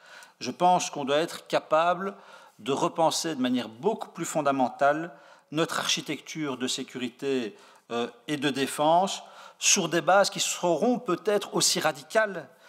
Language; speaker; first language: French; native; French